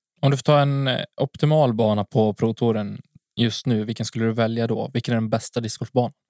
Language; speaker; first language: Swedish; native; Swedish